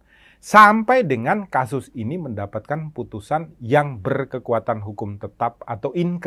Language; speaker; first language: Indonesian; native; Indonesian